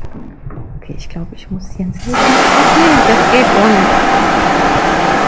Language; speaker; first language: German; non-native, fluent; Arabic